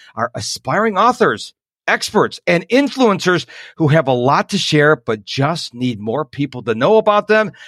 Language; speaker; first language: English; native; English